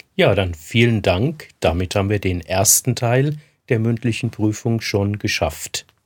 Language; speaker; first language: German; native; German